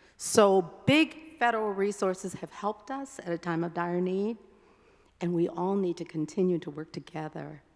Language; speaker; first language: English; native; English